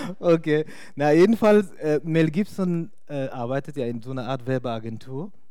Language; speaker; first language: German; non-native, fluent; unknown